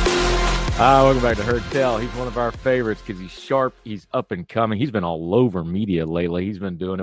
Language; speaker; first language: English; native; English